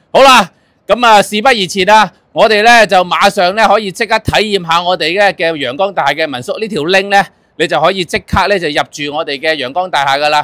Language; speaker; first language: Cantonese; native; Cantonese